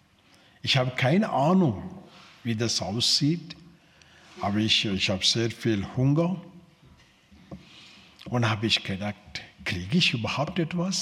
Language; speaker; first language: German; non-native, learner; Telugu